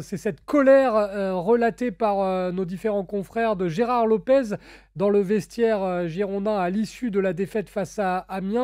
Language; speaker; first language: French; native; French